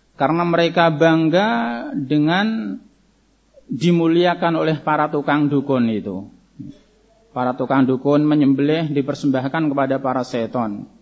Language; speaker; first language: Indonesian; native; Indonesian